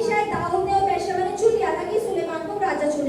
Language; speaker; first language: Hindi; native; Hindi